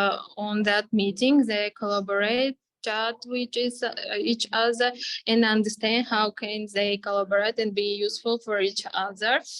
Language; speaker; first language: English; non-native, fluent; Armenian